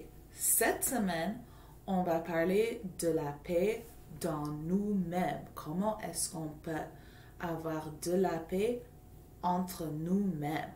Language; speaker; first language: French; non-native, fluent; English